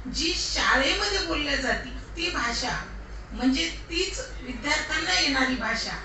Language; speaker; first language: Marathi; non-native, local second language; Lambadi